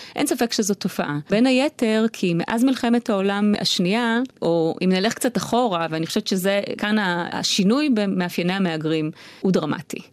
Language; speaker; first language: Hebrew; native; Hebrew